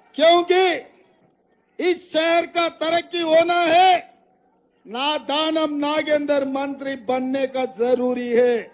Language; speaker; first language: Hindi; non-native, local second language; Telugu